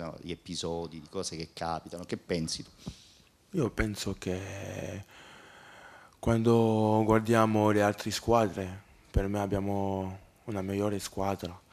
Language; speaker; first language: Italian; non-native, learner; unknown